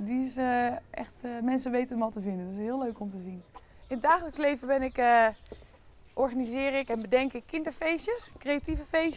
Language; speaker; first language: Dutch; native; Dutch